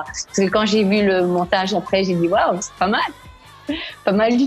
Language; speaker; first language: French; non-native, fluent; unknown